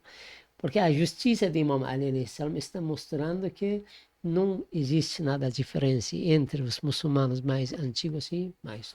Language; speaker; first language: Portuguese; non-native, learner; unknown